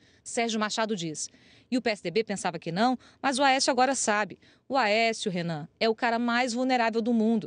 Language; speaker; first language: Portuguese; native; Portuguese